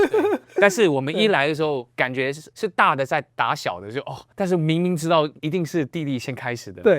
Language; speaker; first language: Chinese; native; Chinese